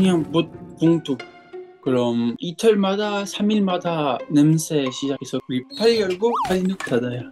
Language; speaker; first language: Korean; non-native, learner; French